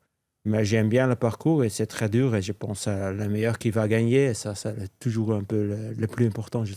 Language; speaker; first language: French; non-native, local second language; Dutch